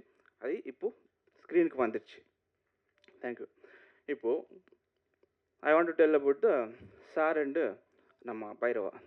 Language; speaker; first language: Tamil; non-native, learner; Telugu